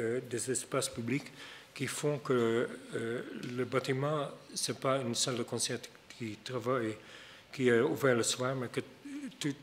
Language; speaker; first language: French; non-native, fluent; Dutch